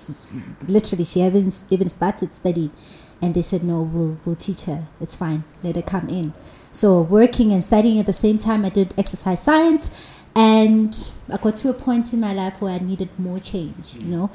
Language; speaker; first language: English; non-native, local second language; Zulu